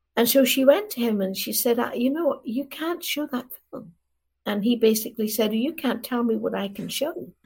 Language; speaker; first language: English; native; English